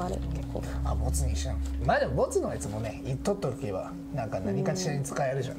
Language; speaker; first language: Japanese; native; Japanese